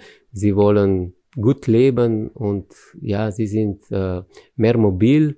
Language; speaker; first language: German; non-native, fluent; Slovenian